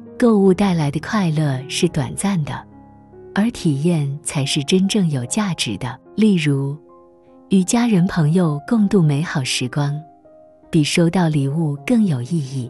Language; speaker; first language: Chinese; native; Chinese